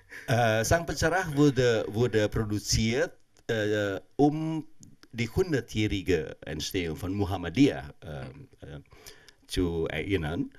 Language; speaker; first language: German; non-native, fluent; Indonesian